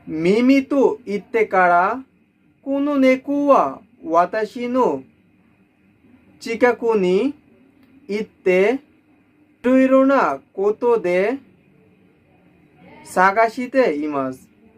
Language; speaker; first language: Japanese; non-native, learner; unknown